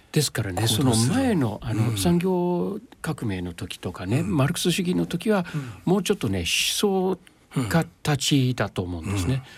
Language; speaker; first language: Japanese; non-native, fluent; English